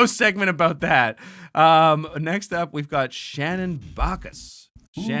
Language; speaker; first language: English; native; English